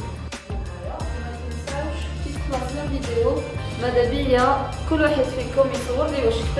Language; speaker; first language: French; non-native, local second language; Arabic